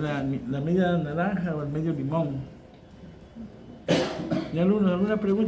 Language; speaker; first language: Spanish; native; Spanish